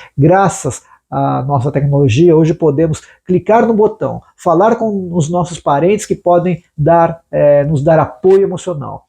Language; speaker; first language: Portuguese; native; Portuguese